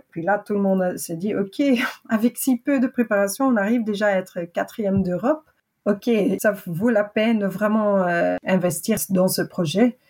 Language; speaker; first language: French; native; French